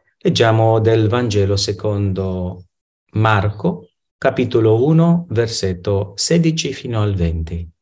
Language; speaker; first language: Italian; non-native, fluent; Romanian